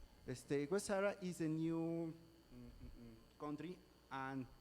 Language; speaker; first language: English; non-native, learner; Spanish